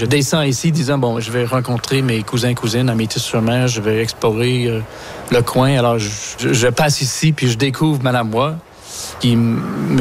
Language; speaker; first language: French; non-native, local second language; English